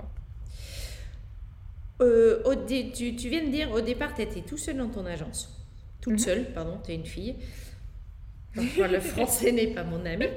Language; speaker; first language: French; non-native, fluent; Dutch